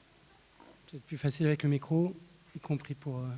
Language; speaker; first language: French; native; French